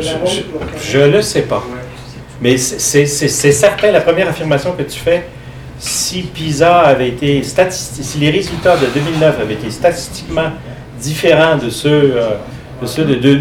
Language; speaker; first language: French; native; French